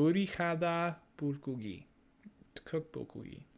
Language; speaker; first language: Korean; non-native, learner; English